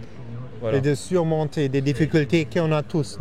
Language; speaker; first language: French; non-native, fluent; German